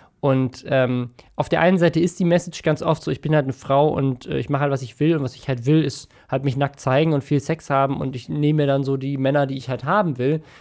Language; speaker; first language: German; native; German